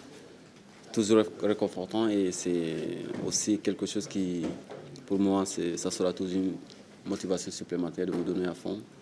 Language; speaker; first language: French; non-native, local second language; Wolof